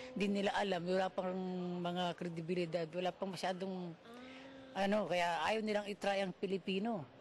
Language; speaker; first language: Filipino; native; Filipino